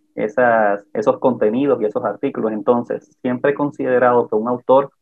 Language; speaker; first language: Spanish; native; Spanish